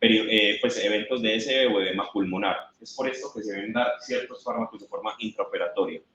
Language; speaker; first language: Spanish; native; Spanish